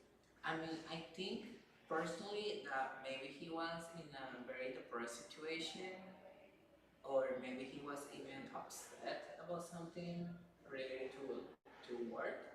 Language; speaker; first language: English; non-native, fluent; Spanish